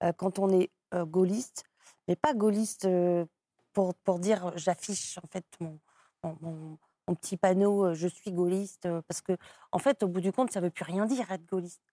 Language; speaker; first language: French; native; French